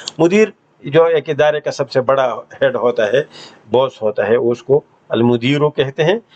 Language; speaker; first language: Urdu; non-native, local second language; Pashto